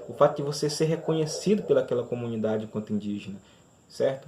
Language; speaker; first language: Portuguese; native; Portuguese